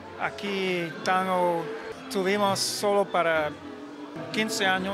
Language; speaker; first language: Spanish; non-native, learner; English